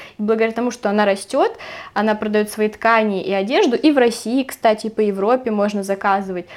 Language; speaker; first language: Russian; native; Russian